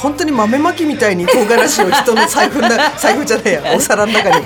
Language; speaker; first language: Japanese; native; Japanese